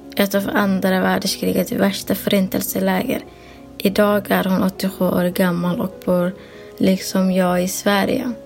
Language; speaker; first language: Swedish; early bilingual, other home language; Somali